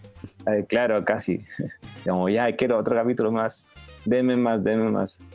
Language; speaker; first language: Spanish; native; Spanish